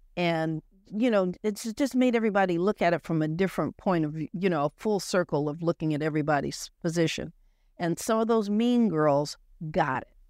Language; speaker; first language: English; native; English